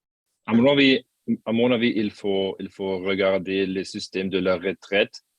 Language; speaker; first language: French; non-native, fluent; German